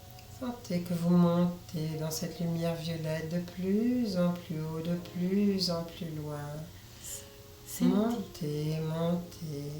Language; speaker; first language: French; native; French